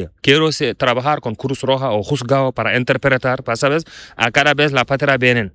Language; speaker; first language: Spanish; non-native, learner; Fula